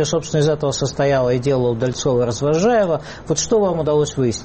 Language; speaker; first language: Russian; native; Russian